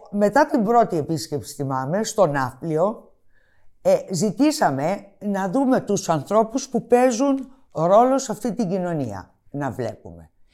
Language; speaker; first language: Greek; native; Greek